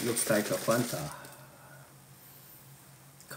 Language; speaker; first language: English; non-native, learner; Korean